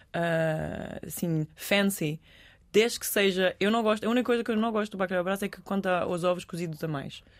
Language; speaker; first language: Portuguese; early bilingual, other home language; Danish